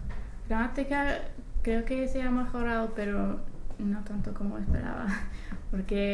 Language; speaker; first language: Spanish; non-native, fluent; English